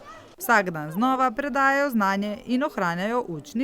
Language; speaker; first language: Slovenian; native; Slovenian